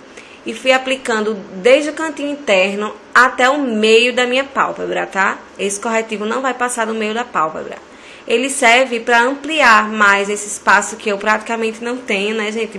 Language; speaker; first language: Portuguese; native; Portuguese